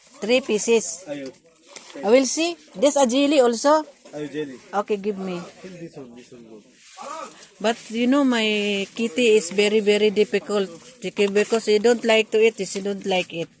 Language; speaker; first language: English; non-native, learner; Filipino